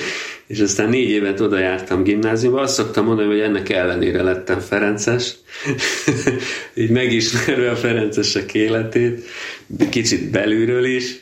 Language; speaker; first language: Hungarian; native; Hungarian